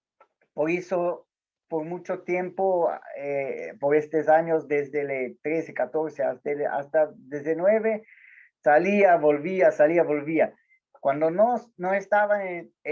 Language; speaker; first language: Spanish; non-native, learner; Portuguese